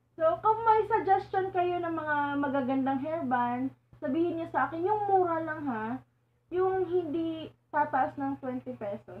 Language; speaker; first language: Filipino; non-native, local second language; Cebuano